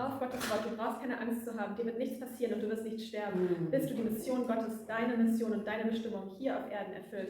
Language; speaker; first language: German; native; German